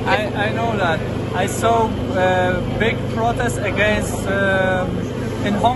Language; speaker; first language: English; non-native, learner; Polish